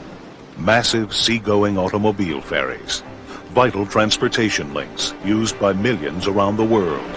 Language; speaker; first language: English; native; English